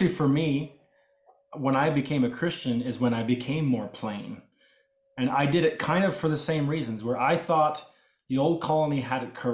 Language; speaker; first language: English; native; English